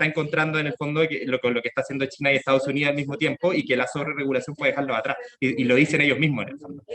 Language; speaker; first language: Spanish; native; Spanish